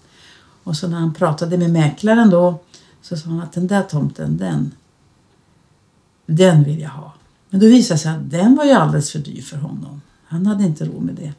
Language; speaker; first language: Swedish; native; Swedish